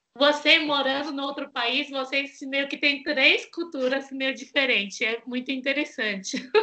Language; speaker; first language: Portuguese; non-native, fluent; Chinese